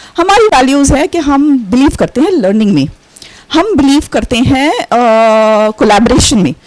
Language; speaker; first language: Hindi; non-native, local second language; Marathi